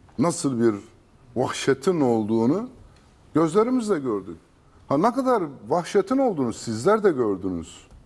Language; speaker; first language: Turkish; non-native, local second language; Kurdish